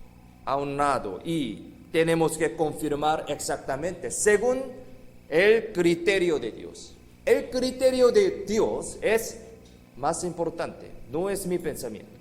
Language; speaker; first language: Spanish; non-native, fluent; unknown